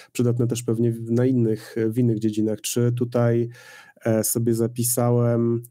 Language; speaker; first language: Polish; native; Polish